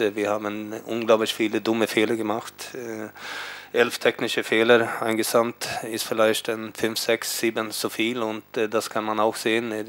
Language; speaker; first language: German; non-native, learner; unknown